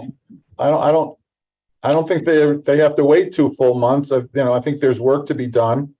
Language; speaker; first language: English; native; English